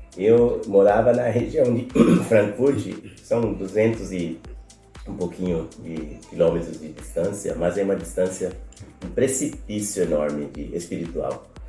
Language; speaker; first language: Portuguese; non-native, fluent; Spanish